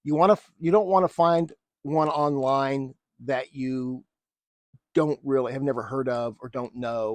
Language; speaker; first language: English; native; English